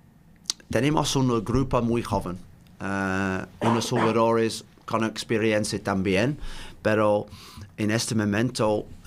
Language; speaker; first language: Spanish; non-native, learner; English